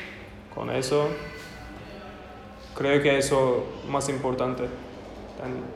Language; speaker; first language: Spanish; non-native, learner; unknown